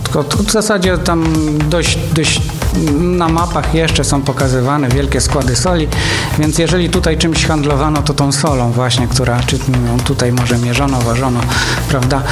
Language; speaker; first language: Polish; native; Polish